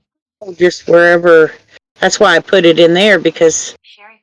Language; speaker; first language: English; native; English